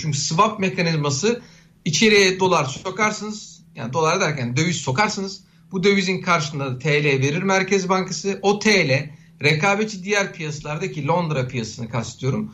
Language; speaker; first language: Turkish; native; Turkish